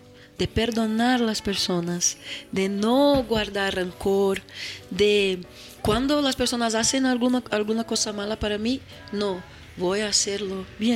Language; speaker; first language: Spanish; non-native, fluent; Portuguese